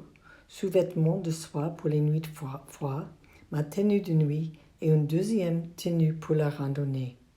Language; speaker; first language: French; non-native, learner; English